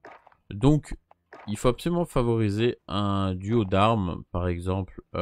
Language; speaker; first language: French; native; French